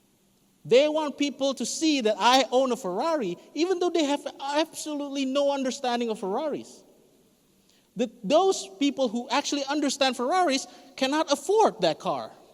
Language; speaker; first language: English; non-native, fluent; Indonesian